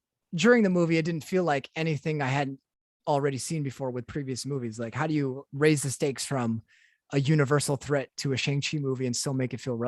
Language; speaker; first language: English; native; English